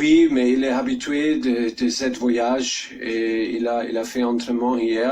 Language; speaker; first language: French; non-native, learner; German